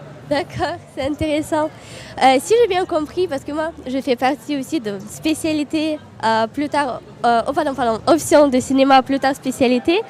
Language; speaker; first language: French; non-native, fluent; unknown